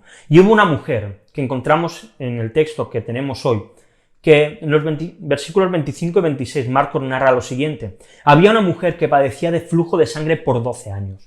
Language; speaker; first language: Spanish; native; Spanish